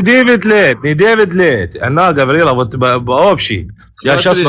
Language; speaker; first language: Russian; non-native, learner; Arabic